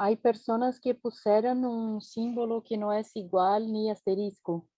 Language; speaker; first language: Spanish; non-native, fluent; Portuguese